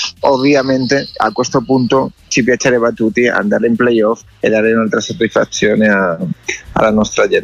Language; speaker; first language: Italian; non-native, learner; Spanish